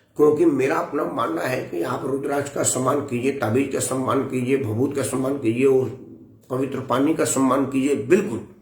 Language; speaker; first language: Hindi; native; Hindi